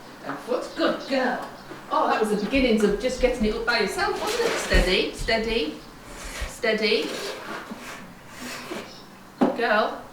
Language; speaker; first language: English; native; English